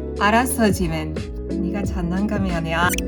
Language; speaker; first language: Korean; non-native, learner; English